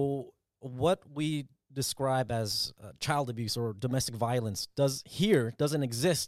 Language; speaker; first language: English; early bilingual, other home language; Vietnamese